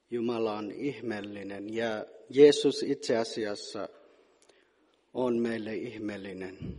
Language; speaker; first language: Finnish; non-native, fluent; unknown